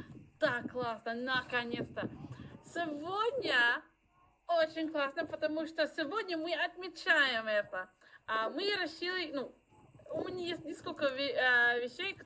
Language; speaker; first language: Russian; non-native, learner; English